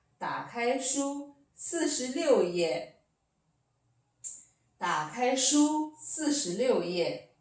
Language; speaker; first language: Chinese; non-native, fluent; Korean